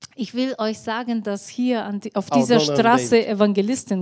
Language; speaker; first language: German; non-native, fluent; Bulgarian